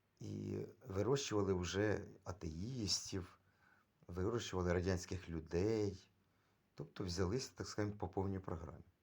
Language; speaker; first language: Ukrainian; native; Ukrainian